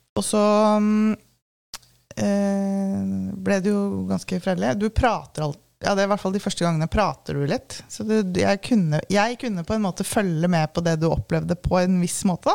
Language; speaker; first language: Norwegian; native; Norwegian